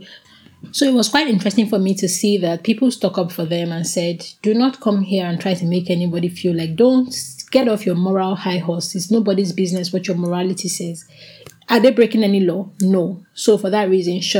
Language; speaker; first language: English; non-native, local second language; Igbo